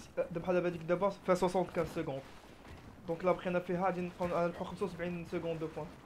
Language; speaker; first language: French; non-native, local second language; Arabic